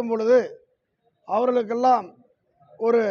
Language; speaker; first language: Tamil; native; Tamil